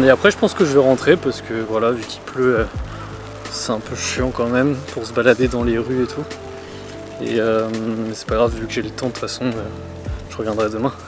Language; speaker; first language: French; native; French